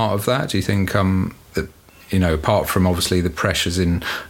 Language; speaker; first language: English; native; English